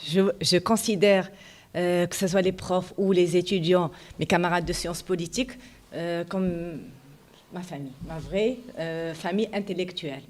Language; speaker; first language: French; non-native, local second language; Arabic